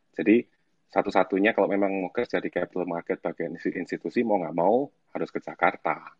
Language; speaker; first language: Indonesian; native; Indonesian